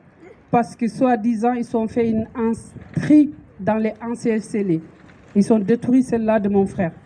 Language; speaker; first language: French; non-native, local second language; Wolof